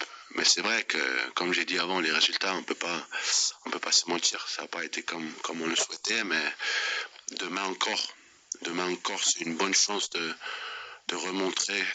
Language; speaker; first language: French; non-native, fluent; Danish